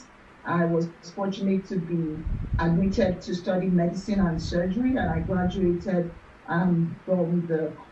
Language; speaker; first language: English; non-native, local second language; Yoruba